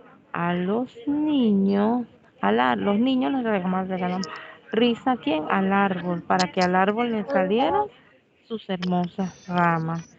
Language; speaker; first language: Spanish; native; Spanish